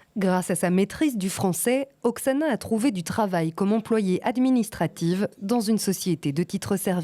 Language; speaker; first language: French; native; French